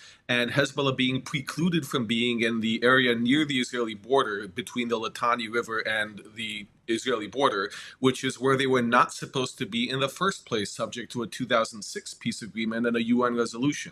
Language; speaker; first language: English; native; English